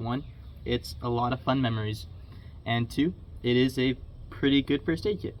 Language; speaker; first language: English; native; English